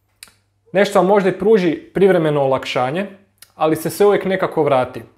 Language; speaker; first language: Croatian; native; Croatian